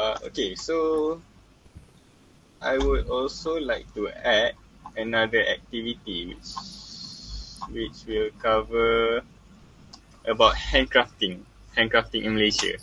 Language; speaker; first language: English; non-native, local second language; Malay